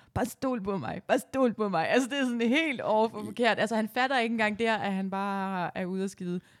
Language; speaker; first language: Danish; native; Danish